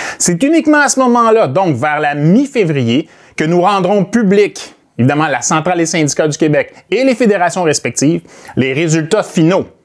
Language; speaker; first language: French; native; French